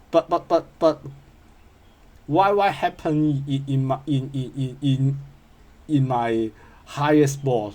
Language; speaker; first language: English; non-native, learner; Cantonese